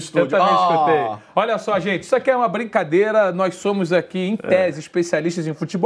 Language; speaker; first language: Portuguese; native; Portuguese